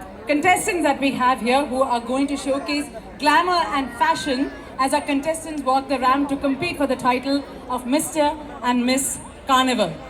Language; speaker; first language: English; non-native, local second language; Malayalam